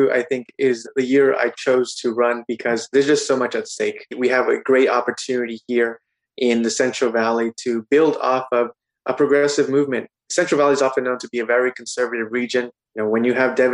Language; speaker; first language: English; native; English